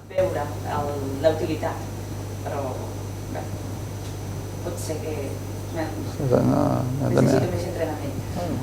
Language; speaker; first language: Catalan; non-native, local second language; Spanish